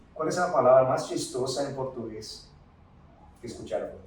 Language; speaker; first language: Spanish; non-native, fluent; Portuguese